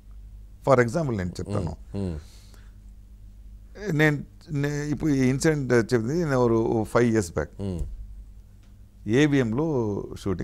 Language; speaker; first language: Telugu; non-native, learner; Tamil